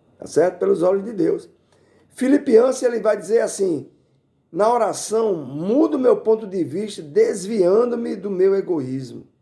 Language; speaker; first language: Portuguese; native; Portuguese